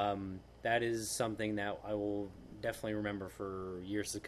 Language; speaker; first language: English; native; English